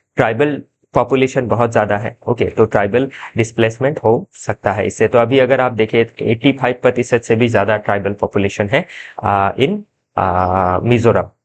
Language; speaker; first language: Hindi; non-native, local second language; Assamese